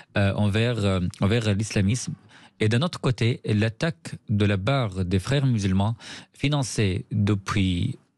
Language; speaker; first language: French; non-native, fluent; Arabic